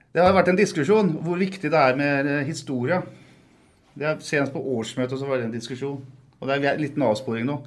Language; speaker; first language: Norwegian; native; Norwegian